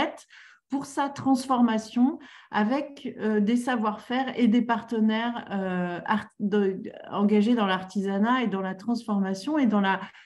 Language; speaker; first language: French; native; French